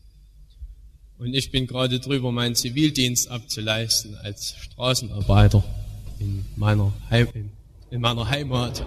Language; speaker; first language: German; native; German